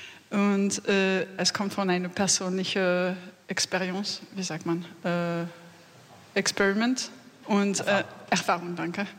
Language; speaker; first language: German; non-native, learner; French